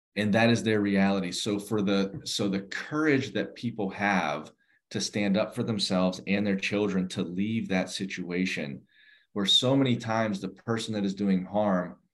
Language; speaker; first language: English; native; English